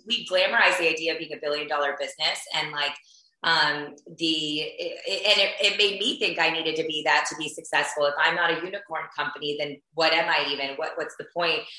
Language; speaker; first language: English; early bilingual, other home language; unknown